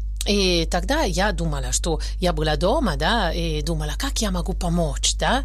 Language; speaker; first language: Russian; non-native, learner; Italian